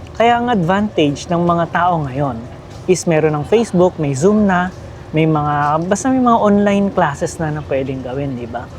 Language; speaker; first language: Filipino; native; Filipino